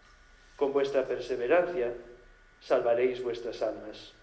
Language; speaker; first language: Spanish; native; Spanish